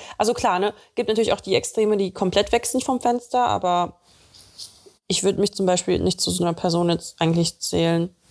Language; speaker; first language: German; early bilingual, other home language; Russian